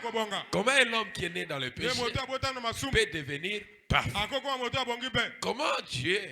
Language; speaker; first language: French; non-native, local second language; Lingala